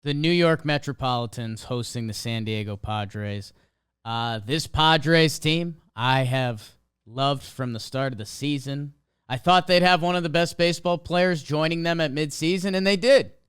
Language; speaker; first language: English; native; English